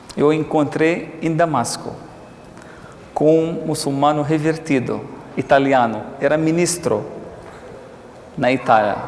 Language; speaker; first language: Portuguese; non-native, fluent; Arabic